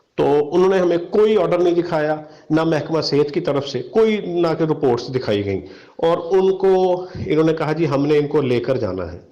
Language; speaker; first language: Urdu; non-native, local second language; Punjabi